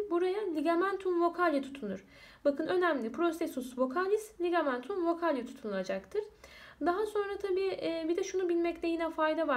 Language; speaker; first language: Turkish; native; Turkish